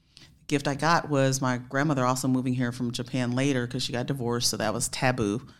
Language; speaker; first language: English; native; English